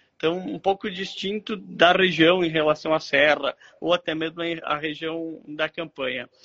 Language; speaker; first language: Portuguese; native; Portuguese